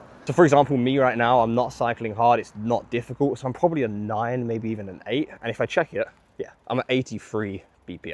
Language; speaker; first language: English; native; English